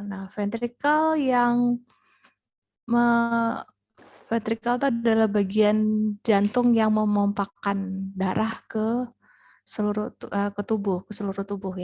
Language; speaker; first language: Indonesian; native; Indonesian